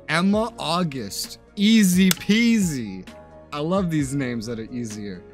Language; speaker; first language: English; native; English